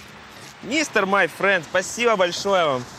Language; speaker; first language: Russian; native; Russian